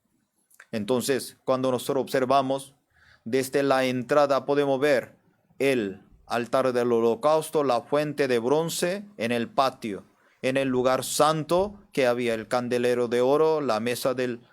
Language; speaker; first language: Spanish; non-native, fluent; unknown